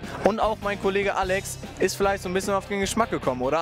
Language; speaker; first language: German; native; German